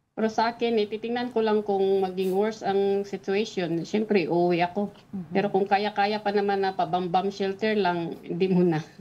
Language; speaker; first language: Filipino; non-native, local second language; Cebuano